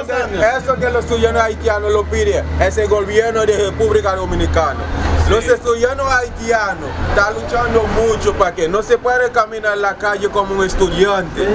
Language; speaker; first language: Spanish; non-native, learner; Haitian Creole